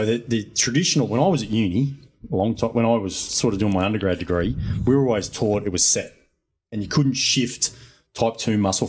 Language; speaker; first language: English; native; English